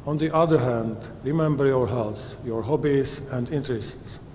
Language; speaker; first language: English; non-native, fluent; Czech